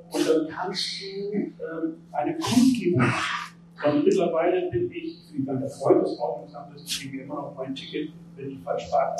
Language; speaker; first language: German; native; German